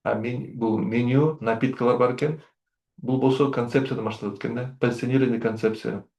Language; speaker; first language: Russian; non-native, local second language; Kyrgyz